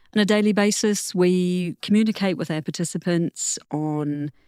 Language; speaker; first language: English; native; English